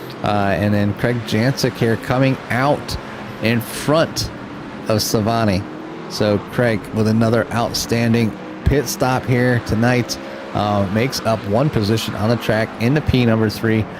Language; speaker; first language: English; native; English